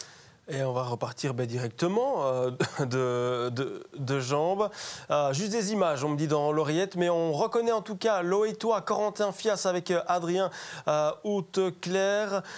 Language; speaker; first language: French; native; French